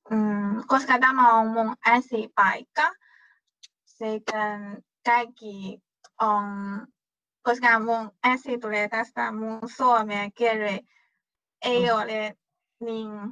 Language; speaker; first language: Finnish; non-native, learner; Chinese